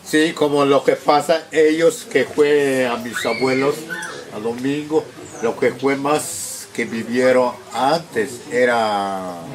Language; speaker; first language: Spanish; non-native, local second language; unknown